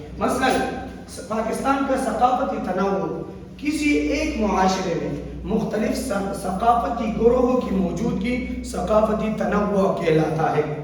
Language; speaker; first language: Urdu; non-native, local second language; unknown